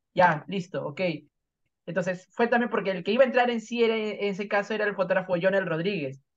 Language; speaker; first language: Spanish; native; Spanish